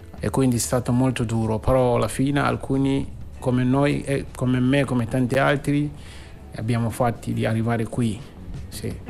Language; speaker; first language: Italian; non-native, learner; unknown